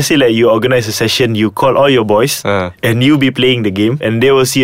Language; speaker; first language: English; non-native, local second language; Malay